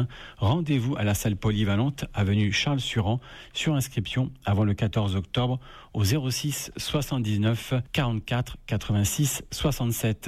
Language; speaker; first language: French; native; French